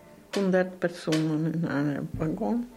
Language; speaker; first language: German; non-native, fluent; Hungarian